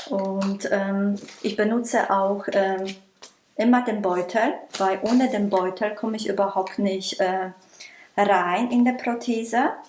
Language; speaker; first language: German; non-native, local second language; Polish